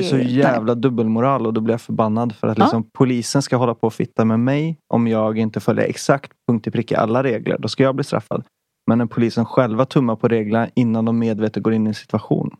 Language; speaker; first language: Swedish; native; Swedish